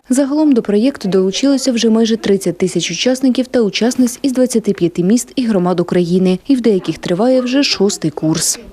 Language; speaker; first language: Ukrainian; native; Ukrainian